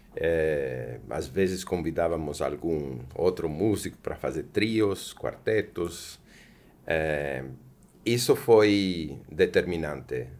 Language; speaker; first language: Portuguese; non-native, fluent; Italian